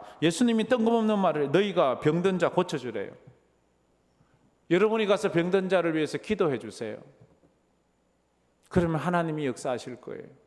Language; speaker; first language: Korean; native; Korean